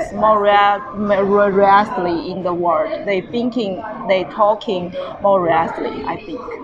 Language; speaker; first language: English; non-native, learner; Chinese